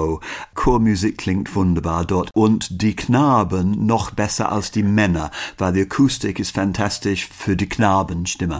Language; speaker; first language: German; non-native, fluent; English